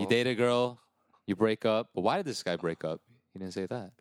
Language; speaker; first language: English; early bilingual, other home language; Korean